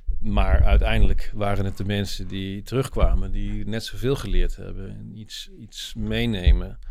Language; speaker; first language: Dutch; native; Dutch